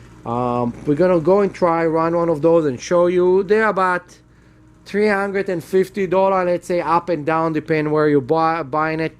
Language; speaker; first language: English; non-native, fluent; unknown